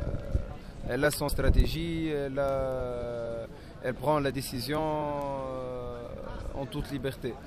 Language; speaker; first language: French; non-native, local second language; Arabic